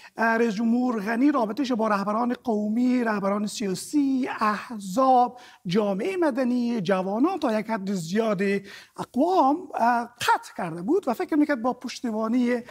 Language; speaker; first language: Persian; native; Persian